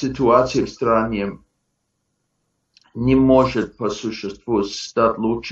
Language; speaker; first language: Russian; non-native, fluent; English